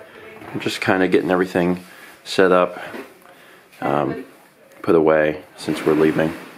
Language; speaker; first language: English; native; English